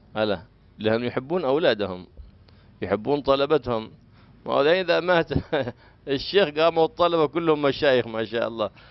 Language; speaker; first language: Arabic; native; Arabic